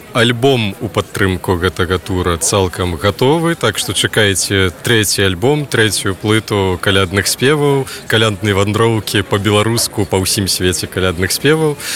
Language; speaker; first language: Belarusian; non-native, local second language; Russian